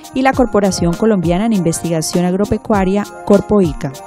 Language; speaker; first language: Spanish; non-native, fluent; French